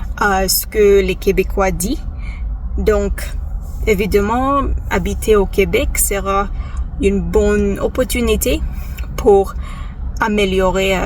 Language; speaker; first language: French; non-native, fluent; English